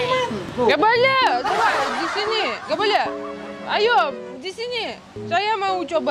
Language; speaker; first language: Indonesian; non-native, learner; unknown